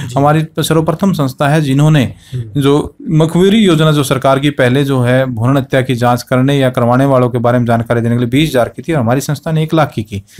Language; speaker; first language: Hindi; native; Hindi